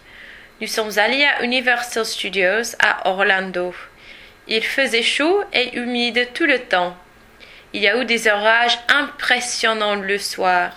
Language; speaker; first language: French; non-native, learner; English